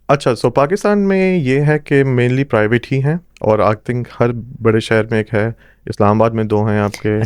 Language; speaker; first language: Urdu; non-native, local second language; Punjabi